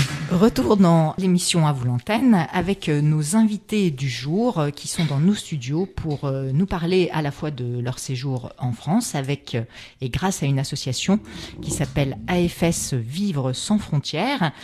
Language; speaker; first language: French; native; French